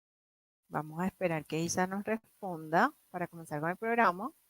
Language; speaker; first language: Spanish; native; Spanish